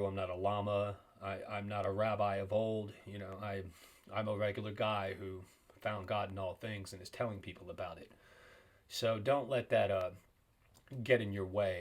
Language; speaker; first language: English; native; English